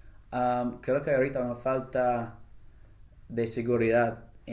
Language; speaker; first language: Spanish; non-native, fluent; English